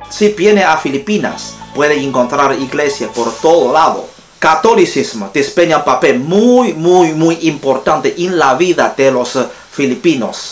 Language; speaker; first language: Spanish; non-native, fluent; Chinese